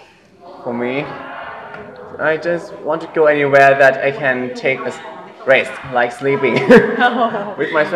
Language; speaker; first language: English; non-native, learner; Thai